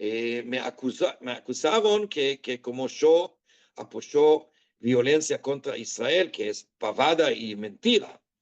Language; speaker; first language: Spanish; non-native, fluent; Hebrew